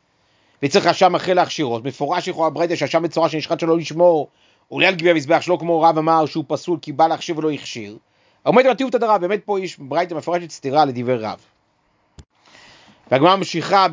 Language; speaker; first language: Hebrew; native; Hebrew